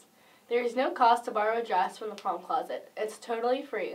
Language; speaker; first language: English; native; English